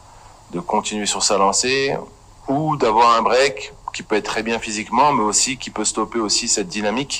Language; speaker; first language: French; native; French